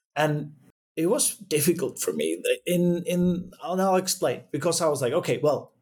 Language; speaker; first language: English; non-native, fluent; Czech